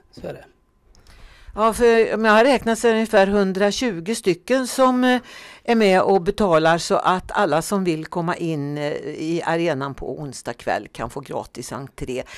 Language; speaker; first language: Swedish; native; Swedish